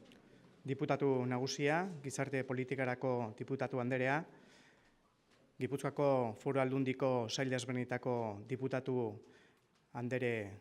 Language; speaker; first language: Basque; native; Basque